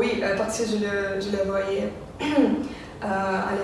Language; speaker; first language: French; non-native, fluent; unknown